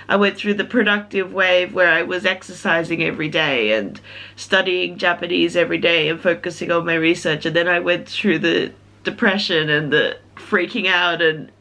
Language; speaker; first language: English; native; English